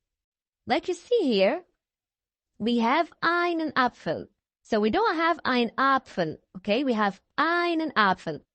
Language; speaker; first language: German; non-native, fluent; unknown